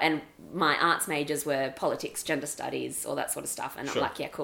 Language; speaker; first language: English; native; English